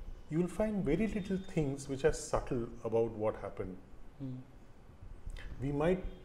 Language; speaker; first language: English; non-native, local second language; Bangla